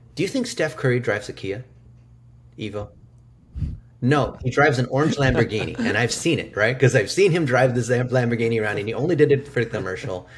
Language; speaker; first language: English; early bilingual, other home language; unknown